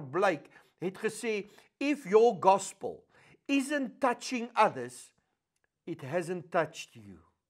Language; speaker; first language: English; non-native, local second language; Afrikaans